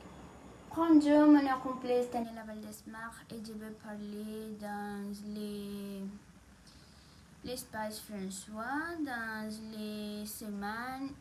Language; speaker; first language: French; non-native, learner; Spanish